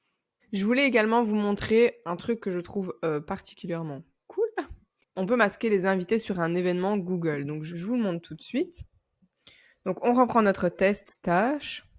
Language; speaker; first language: French; native; French